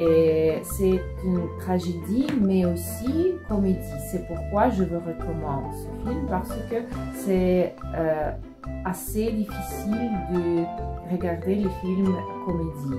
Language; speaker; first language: French; non-native, fluent; Russian